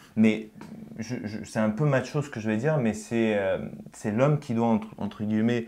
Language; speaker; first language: French; early bilingual, other home language; Russian